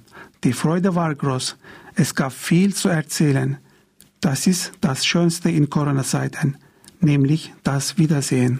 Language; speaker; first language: German; non-native, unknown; Turkish